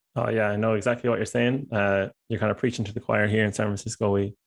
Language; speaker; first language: English; native; English